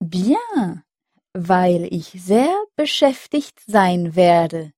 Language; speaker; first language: German; non-native, fluent; French